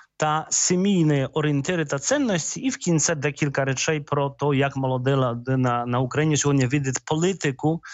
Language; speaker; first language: Ukrainian; non-native, fluent; Polish